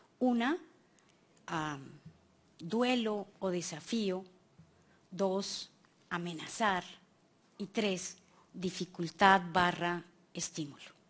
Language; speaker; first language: Spanish; native; Spanish